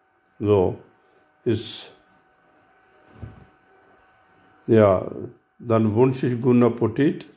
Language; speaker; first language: German; non-native, learner; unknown